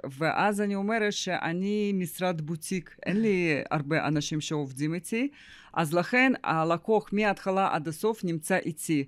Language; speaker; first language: Hebrew; non-native, fluent; Russian